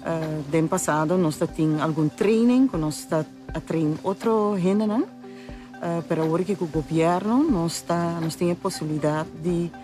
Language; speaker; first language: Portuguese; non-native, local second language; Papiamento